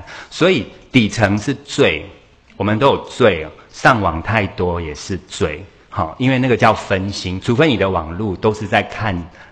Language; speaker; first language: Chinese; native; Chinese